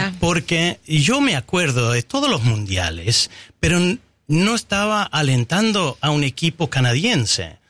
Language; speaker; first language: Spanish; non-native, fluent; English